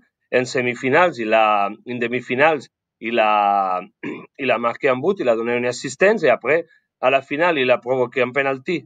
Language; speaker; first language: French; non-native, fluent; Spanish